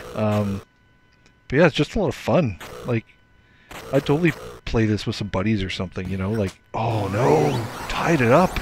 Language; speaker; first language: English; native; English